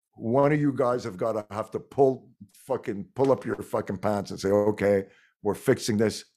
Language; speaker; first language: English; non-native, fluent; French